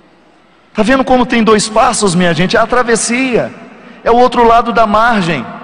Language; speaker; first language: Portuguese; native; Portuguese